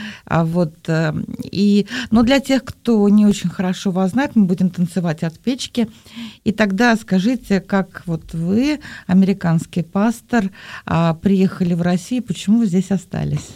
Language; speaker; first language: Russian; native; Russian